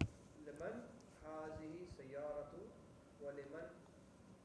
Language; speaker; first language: Arabic; non-native, learner; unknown